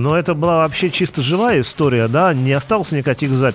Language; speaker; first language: Russian; native; Russian